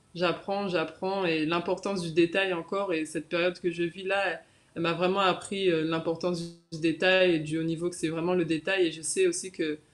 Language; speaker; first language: French; native; French